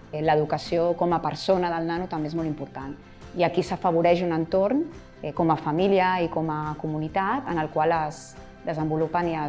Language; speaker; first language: Catalan; native; Catalan